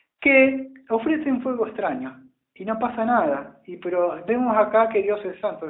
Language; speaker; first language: Spanish; native; Spanish